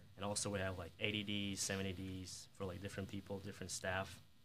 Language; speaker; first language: English; non-native, fluent; Ukrainian